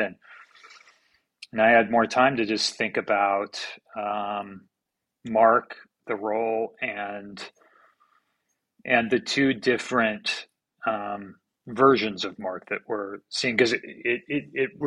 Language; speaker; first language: English; native; English